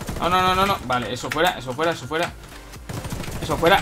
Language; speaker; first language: Spanish; native; Spanish